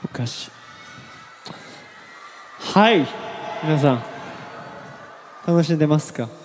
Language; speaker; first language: Japanese; non-native, learner; Korean